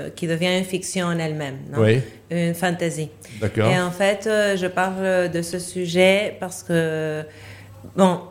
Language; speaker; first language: French; non-native, fluent; Spanish